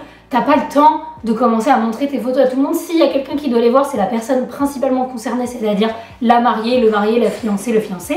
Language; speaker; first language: French; native; French